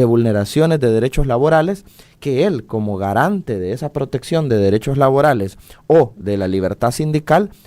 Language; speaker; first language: Spanish; native; Spanish